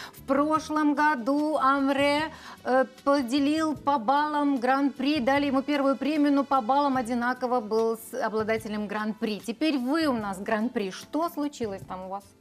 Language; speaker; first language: Russian; native; Russian